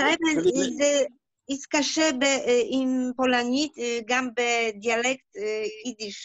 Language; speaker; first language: Hebrew; non-native, learner; Russian